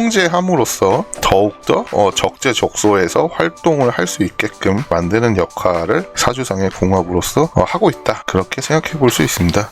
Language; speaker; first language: Korean; native; Korean